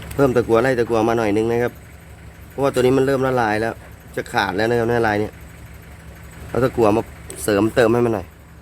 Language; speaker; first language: Thai; native; Thai